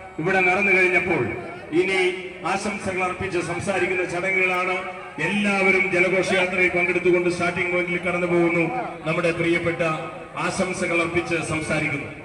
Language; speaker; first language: Malayalam; native; Malayalam